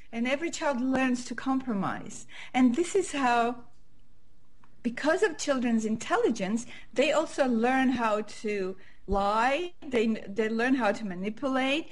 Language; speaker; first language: English; non-native, fluent; Armenian